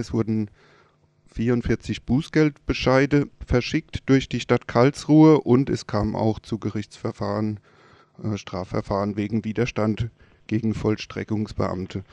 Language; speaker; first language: German; native; German